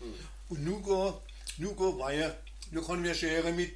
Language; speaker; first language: Norwegian; non-native, learner; German